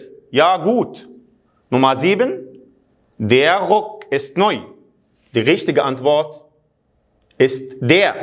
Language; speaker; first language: German; non-native, fluent; Arabic